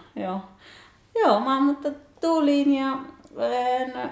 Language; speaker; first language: Finnish; non-native, fluent; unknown